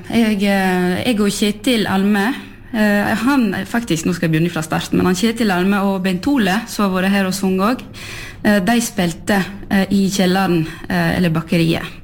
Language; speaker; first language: Norwegian; non-native, fluent; French